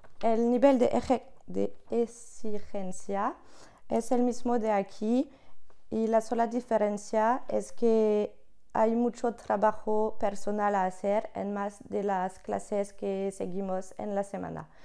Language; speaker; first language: Spanish; non-native, learner; French